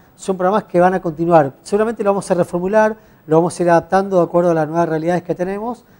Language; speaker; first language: Spanish; native; Spanish